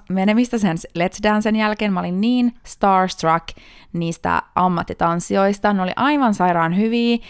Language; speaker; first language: Finnish; early bilingual, heritage; Finnish